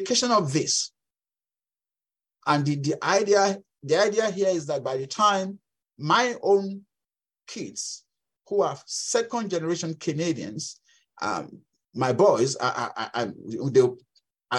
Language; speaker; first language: English; non-native, local second language; Yoruba